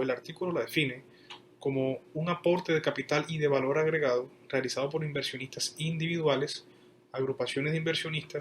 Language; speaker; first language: Spanish; native; Spanish